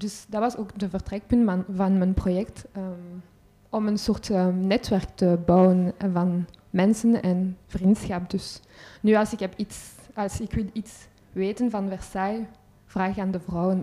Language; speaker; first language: Dutch; non-native, local second language; French